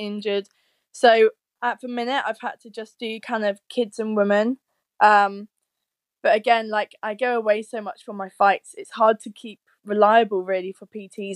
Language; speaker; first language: English; native; English